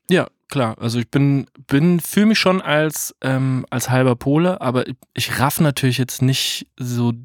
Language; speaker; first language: German; native; German